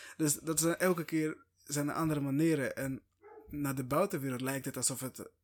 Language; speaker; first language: Dutch; non-native, fluent; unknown